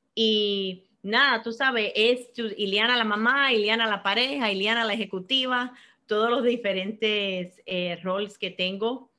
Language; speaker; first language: Spanish; early bilingual, heritage; Spanish